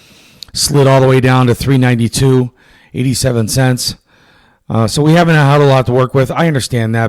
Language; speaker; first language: English; native; English